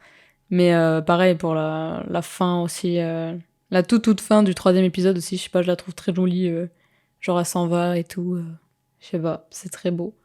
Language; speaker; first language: French; native; French